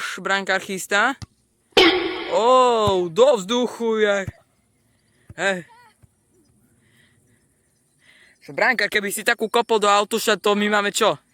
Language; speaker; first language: Slovak; native; Slovak